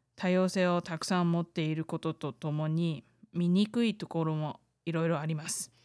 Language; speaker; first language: Japanese; non-native, fluent; Chinese